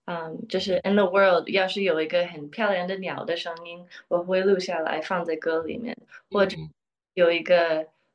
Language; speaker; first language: Chinese; early bilingual, other home language; English